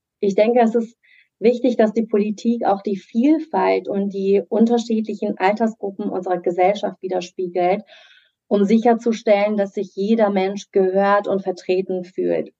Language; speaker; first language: German; early bilingual, other home language; Persian